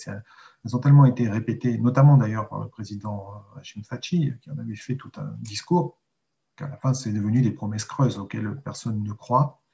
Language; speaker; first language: French; native; French